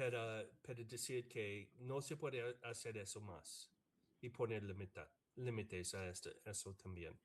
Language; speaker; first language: Spanish; non-native, fluent; English